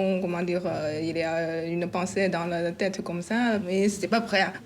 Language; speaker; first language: French; non-native, learner; Chinese